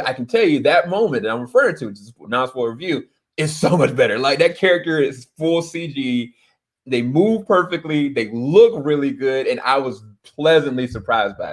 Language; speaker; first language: English; native; English